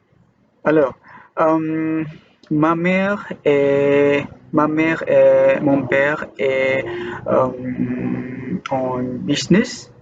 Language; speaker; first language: French; non-native, learner; Malay